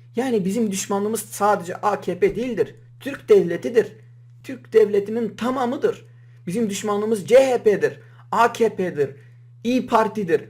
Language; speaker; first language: Turkish; native; Turkish